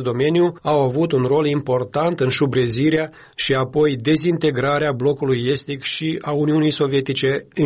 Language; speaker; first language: Romanian; native; Romanian